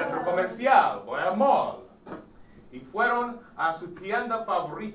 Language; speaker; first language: Spanish; non-native, fluent; English